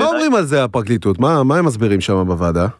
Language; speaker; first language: Hebrew; native; Hebrew